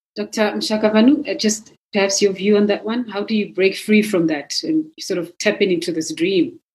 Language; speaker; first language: English; non-native, local second language; Zulu